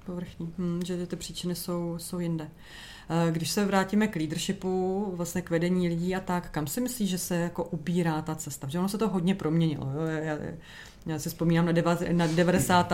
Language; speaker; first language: Czech; native; Czech